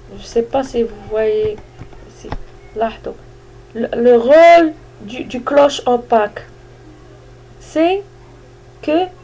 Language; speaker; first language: French; non-native, local second language; Arabic